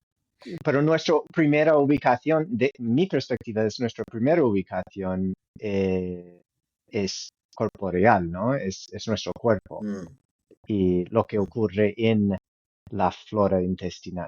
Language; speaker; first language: Spanish; non-native, fluent; English